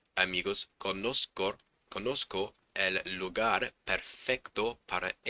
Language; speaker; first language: Spanish; non-native, learner; English